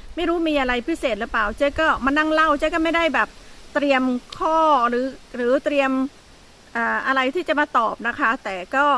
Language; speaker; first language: Thai; native; Thai